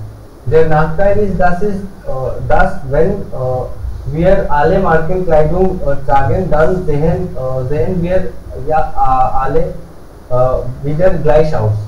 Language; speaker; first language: German; non-native, learner; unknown